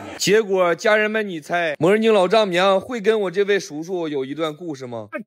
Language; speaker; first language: Chinese; native; Chinese